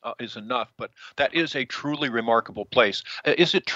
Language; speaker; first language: English; native; English